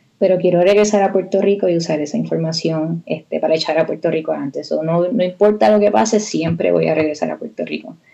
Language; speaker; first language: Spanish; native; Spanish